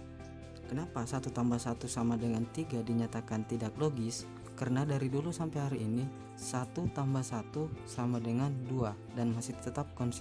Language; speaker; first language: Indonesian; native; Indonesian